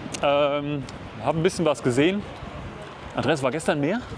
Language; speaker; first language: German; native; German